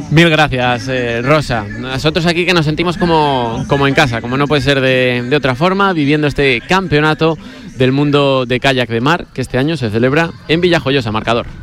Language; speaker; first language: Spanish; native; Spanish